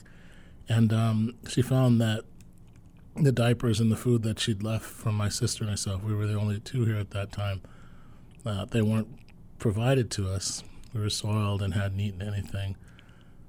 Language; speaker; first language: English; native; English